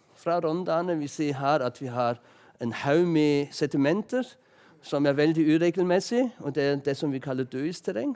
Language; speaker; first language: Norwegian; non-native, fluent; German